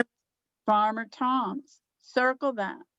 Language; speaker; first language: English; native; English